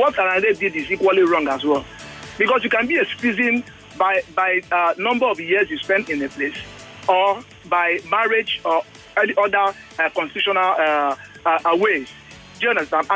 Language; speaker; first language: English; non-native, local second language; Yoruba